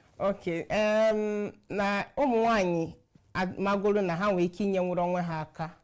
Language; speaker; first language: Igbo; native; Igbo